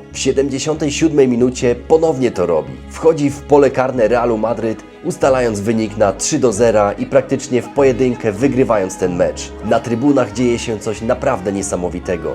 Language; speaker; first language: Polish; native; Polish